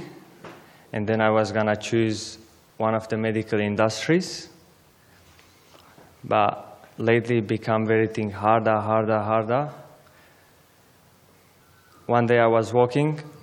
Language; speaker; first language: English; non-native, learner; Armenian